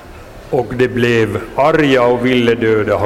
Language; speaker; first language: Swedish; non-native, local second language; Finnish